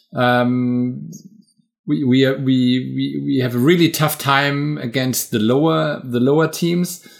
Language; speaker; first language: English; non-native, fluent; German